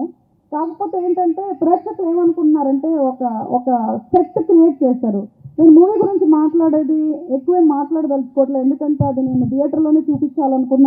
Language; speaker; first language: Telugu; native; Telugu